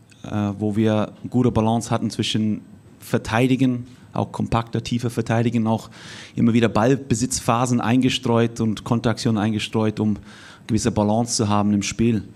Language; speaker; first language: German; native; German